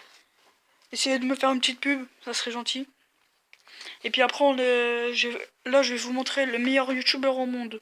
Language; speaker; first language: French; native; French